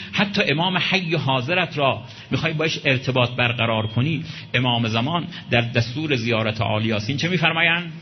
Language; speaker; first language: Persian; native; Persian